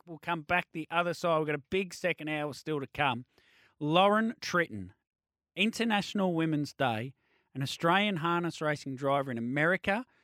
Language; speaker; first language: English; native; English